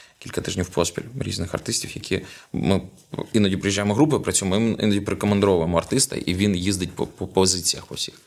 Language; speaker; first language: Ukrainian; non-native, local second language; Russian